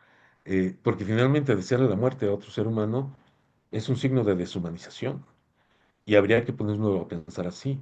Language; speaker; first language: Spanish; native; Spanish